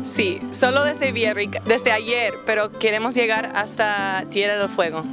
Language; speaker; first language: Spanish; non-native, fluent; English